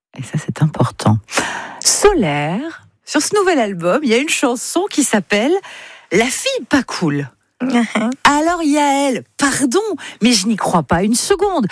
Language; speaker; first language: French; native; French